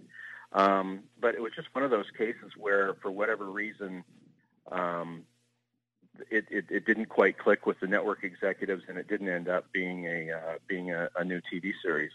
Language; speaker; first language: English; native; English